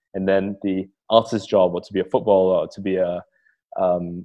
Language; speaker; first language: English; native; English